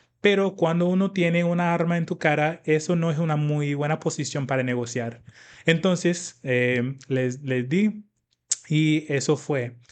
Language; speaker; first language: Spanish; non-native, fluent; English